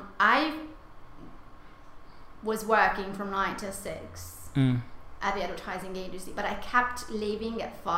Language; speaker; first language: English; non-native, fluent; Hungarian